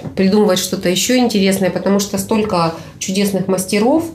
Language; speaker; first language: Russian; native; Russian